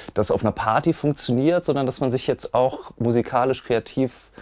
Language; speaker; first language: German; native; German